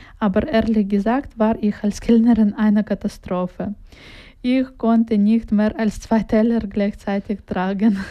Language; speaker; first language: German; non-native, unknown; Russian